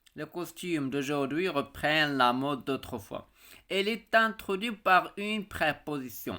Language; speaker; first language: French; non-native, local second language; Arabic